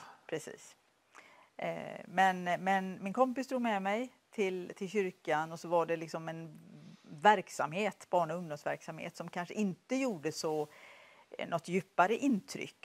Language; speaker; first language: Swedish; native; Swedish